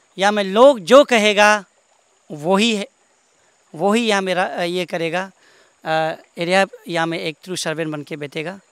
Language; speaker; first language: Hindi; non-native, local second language; Nyishi